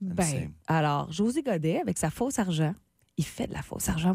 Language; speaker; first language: French; native; French